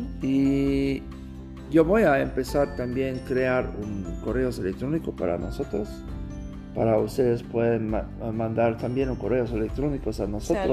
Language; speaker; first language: Spanish; non-native, learner; German